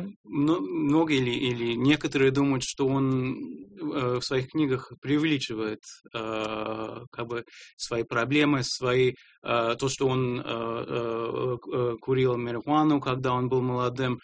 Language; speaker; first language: Russian; non-native, fluent; English